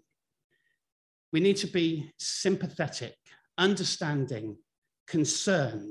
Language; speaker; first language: English; native; English